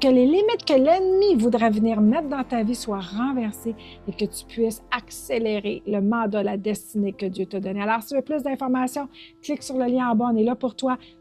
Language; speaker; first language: French; native; French